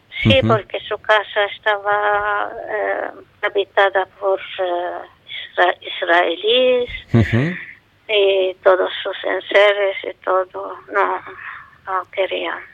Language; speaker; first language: Spanish; non-native, fluent; Arabic